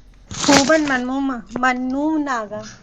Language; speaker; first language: Persian; non-native, learner; Urdu